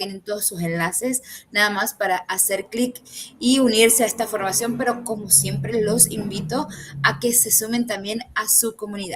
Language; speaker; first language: Spanish; native; Spanish